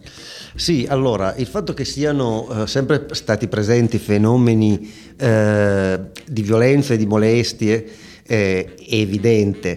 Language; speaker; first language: Italian; native; Italian